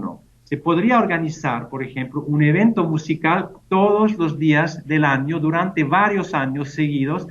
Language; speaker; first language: Spanish; non-native, fluent; German